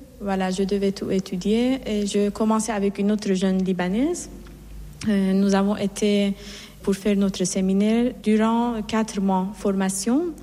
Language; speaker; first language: French; non-native, fluent; Persian